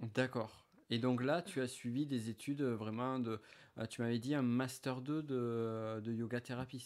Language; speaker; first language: French; native; French